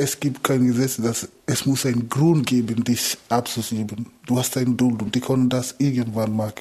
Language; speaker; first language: German; non-native, learner; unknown